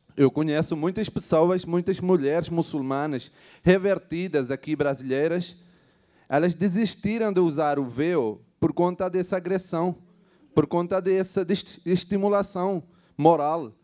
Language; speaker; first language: Portuguese; non-native, fluent; Urdu